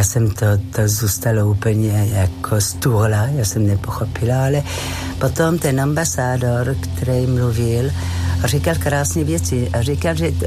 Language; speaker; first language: Czech; non-native, fluent; French